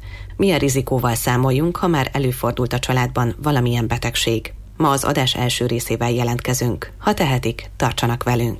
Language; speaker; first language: Hungarian; native; Hungarian